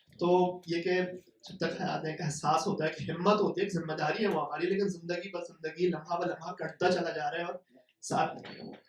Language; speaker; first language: Urdu; native; Urdu